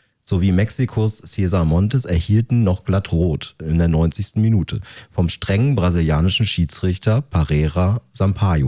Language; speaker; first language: German; native; German